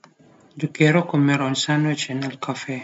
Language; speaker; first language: Spanish; non-native, learner; Filipino